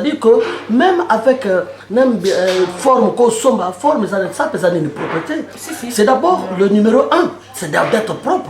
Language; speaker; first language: French; non-native, local second language; Lingala